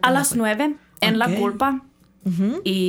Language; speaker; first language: Spanish; non-native, learner; Finnish